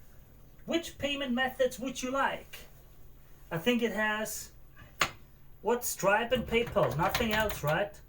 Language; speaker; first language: English; non-native, fluent; German